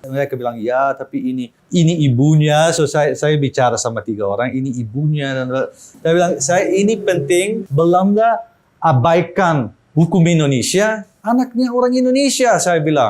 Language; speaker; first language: Indonesian; non-native, fluent; Dutch